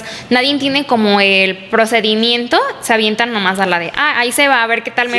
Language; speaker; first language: Spanish; native; Spanish